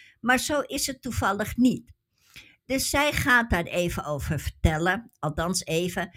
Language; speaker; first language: Dutch; native; Dutch